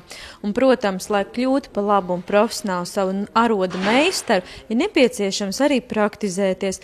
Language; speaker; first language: Latvian; native; Latvian